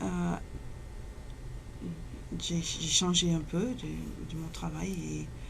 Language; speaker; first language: French; non-native, fluent; English